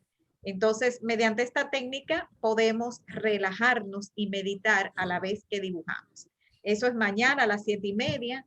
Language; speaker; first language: Spanish; native; Spanish